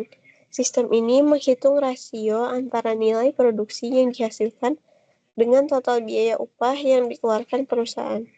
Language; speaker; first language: Indonesian; native; Indonesian